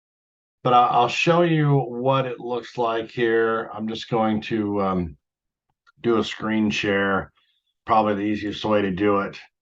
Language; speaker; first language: English; native; English